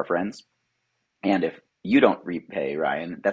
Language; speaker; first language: English; native; English